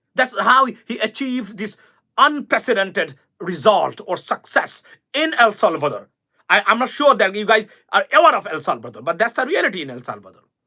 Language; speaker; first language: English; non-native, local second language; Bangla